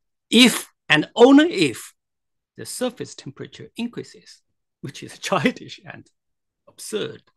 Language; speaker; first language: English; non-native, fluent; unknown